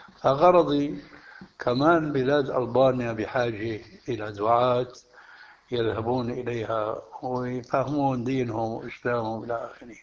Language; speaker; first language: Arabic; early bilingual, other home language; Albanian